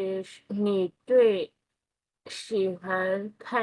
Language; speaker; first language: Chinese; non-native, learner; Burmese